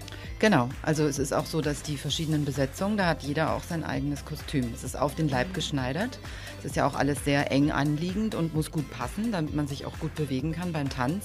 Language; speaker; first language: German; native; German